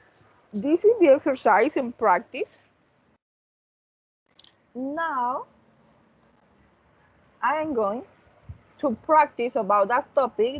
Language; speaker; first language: English; non-native, learner; Spanish